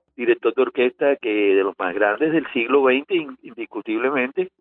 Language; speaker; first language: Spanish; native; Spanish